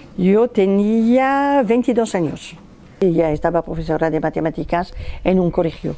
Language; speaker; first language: Spanish; non-native, fluent; French